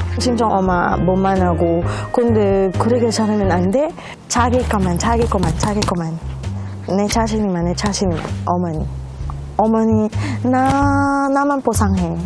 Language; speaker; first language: Korean; non-native, learner; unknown